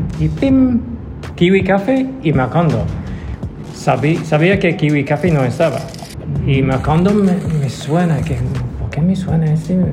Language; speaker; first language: Spanish; non-native, learner; English